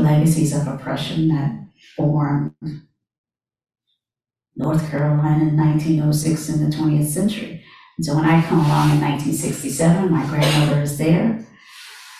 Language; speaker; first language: English; native; English